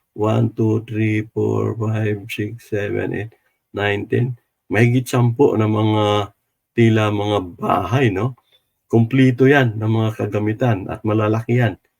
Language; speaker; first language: Filipino; non-native, local second language; Cebuano